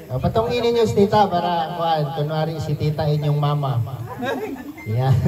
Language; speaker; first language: Filipino; non-native, local second language; Cebuano